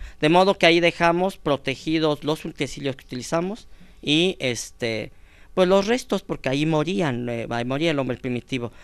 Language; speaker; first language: Spanish; native; Spanish